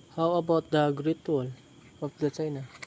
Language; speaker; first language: English; non-native, learner; Filipino